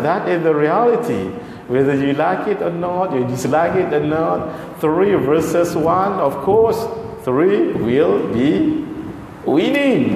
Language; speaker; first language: English; non-native, local second language; Malay